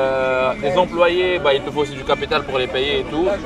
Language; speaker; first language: French; native; French